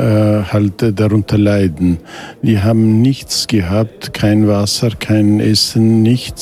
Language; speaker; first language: German; non-native, fluent; Kurdish